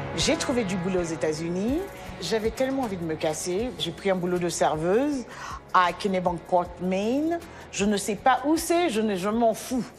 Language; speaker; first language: French; early bilingual, other home language; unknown